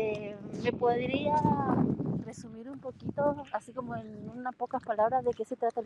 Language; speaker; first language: Spanish; native; Spanish